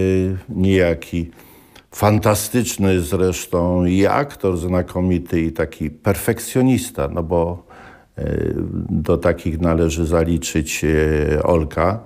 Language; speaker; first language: Polish; native; Polish